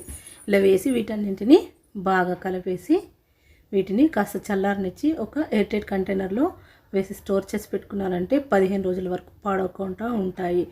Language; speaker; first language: Telugu; native; Telugu